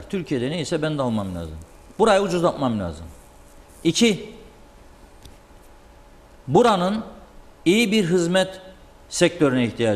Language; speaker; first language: Turkish; native; Turkish